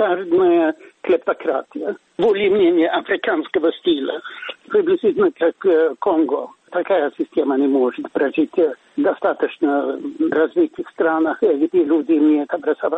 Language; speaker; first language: Russian; non-native, fluent; Swedish